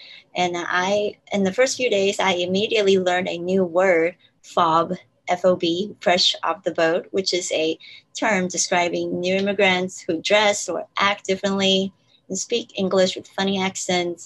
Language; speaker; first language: English; non-native, fluent; Chinese